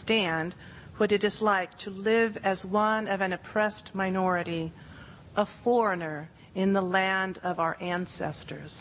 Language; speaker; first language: English; native; English